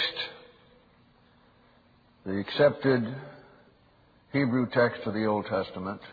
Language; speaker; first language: English; native; English